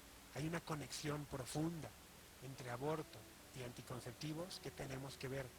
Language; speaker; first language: Spanish; native; Spanish